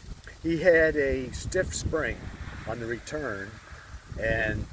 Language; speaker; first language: English; native; English